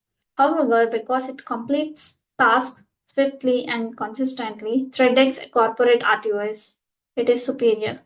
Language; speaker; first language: English; non-native, local second language; Telugu